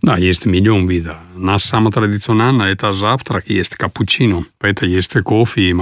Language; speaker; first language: Russian; non-native, learner; Italian